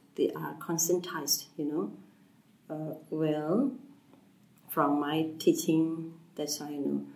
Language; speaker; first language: English; non-native, fluent; Burmese